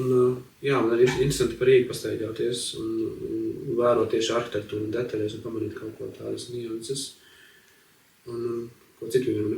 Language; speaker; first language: Latvian; native; Latvian